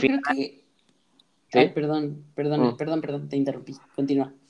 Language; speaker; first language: Spanish; native; Spanish